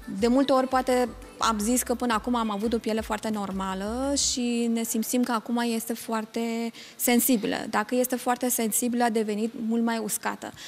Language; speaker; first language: Romanian; non-native, fluent; Turkish